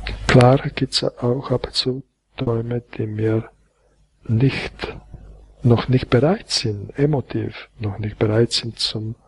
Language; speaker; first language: German; non-native, fluent; Croatian